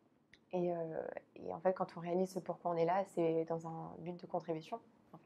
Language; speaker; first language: French; native; French